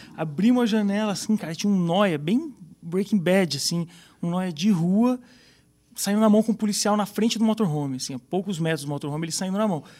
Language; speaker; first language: Portuguese; native; Portuguese